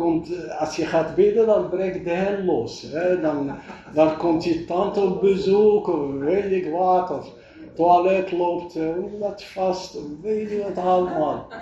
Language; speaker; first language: Dutch; non-native, fluent; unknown